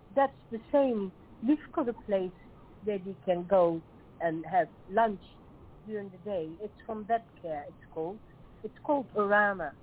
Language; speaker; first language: English; non-native, fluent; Dutch